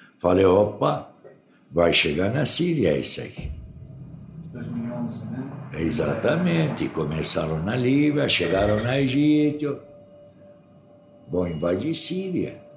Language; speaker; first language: Portuguese; non-native, fluent; Arabic